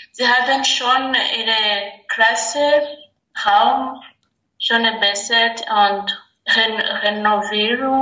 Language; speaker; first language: German; non-native, learner; Rundi